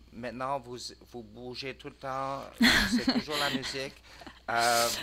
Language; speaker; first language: French; non-native, learner; English